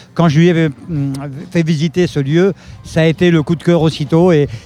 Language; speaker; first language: French; native; French